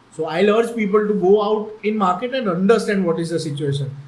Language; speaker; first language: English; non-native, local second language; Gujarati